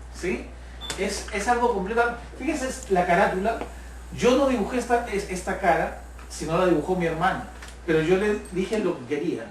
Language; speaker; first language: Spanish; native; Spanish